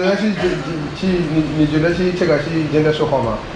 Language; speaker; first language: Chinese; non-native, learner; English